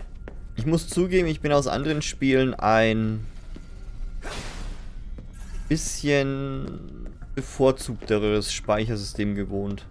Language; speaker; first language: German; native; German